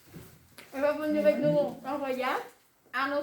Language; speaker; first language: French; non-native, fluent; Vietnamese